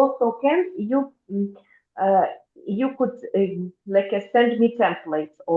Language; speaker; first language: English; non-native, fluent; Russian